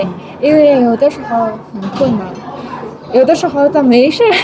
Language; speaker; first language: Chinese; non-native, learner; Mongolian